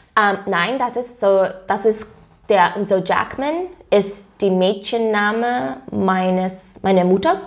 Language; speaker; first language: German; non-native, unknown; English